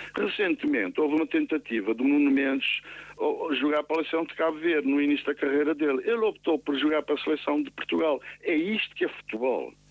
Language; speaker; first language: Portuguese; non-native, local second language; Kabuverdianu